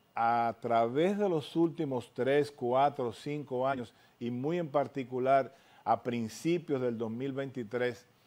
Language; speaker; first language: Spanish; native; Spanish